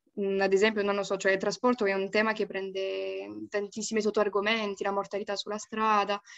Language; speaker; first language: Italian; non-native, fluent; French